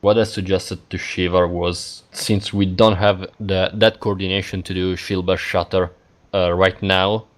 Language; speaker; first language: English; non-native, fluent; Italian